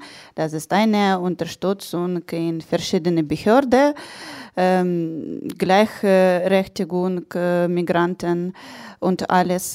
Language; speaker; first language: German; non-native, learner; Ukrainian